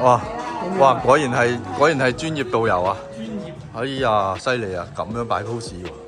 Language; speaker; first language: Chinese; native; Chinese